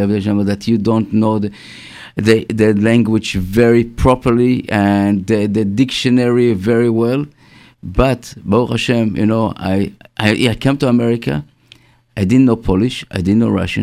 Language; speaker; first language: English; non-native, fluent; Hebrew